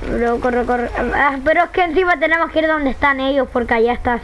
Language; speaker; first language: Spanish; native; Spanish